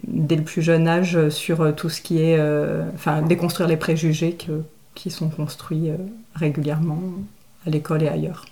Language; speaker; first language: French; native; French